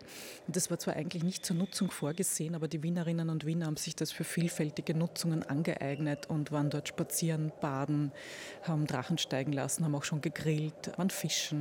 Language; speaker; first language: German; native; German